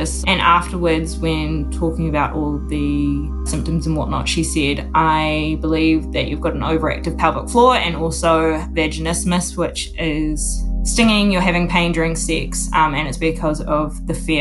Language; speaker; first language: English; native; English